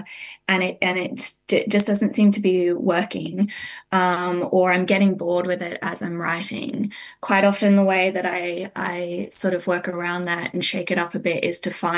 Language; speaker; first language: English; native; English